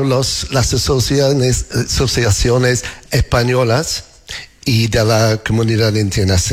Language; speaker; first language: Spanish; non-native, fluent; English